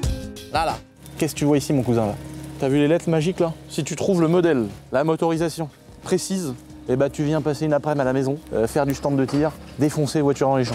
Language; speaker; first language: French; native; French